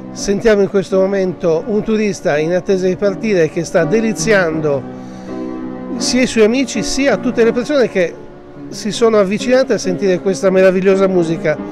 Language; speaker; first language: Italian; native; Italian